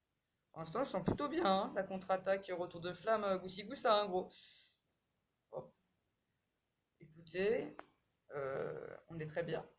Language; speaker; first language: French; native; French